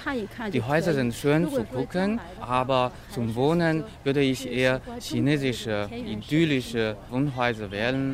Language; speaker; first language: German; non-native, fluent; Chinese